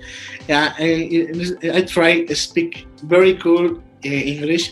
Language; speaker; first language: English; non-native, learner; Spanish